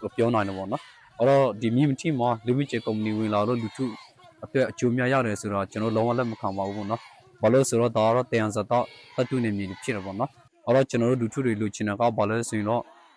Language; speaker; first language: Burmese; non-native, local second language; Pa'o Karen